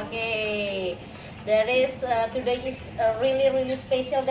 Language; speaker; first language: English; non-native, learner; Indonesian